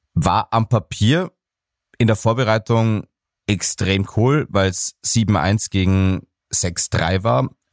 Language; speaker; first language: German; native; German